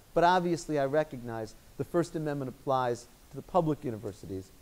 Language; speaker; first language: English; native; English